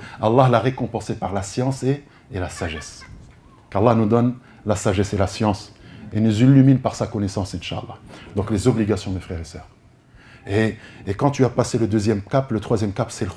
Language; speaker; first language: French; native; French